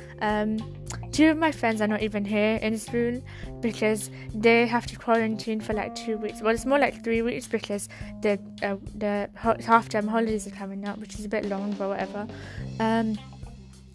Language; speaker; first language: English; native; English